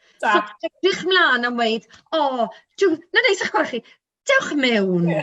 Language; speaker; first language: Welsh; native; Welsh